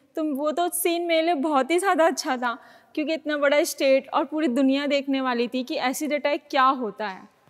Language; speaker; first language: Hindi; native; Hindi